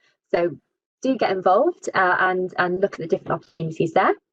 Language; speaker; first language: English; native; English